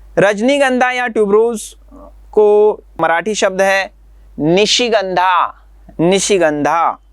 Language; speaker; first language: Hindi; non-native, local second language; Marathi